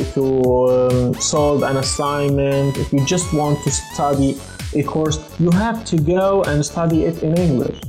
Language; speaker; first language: English; non-native, fluent; Arabic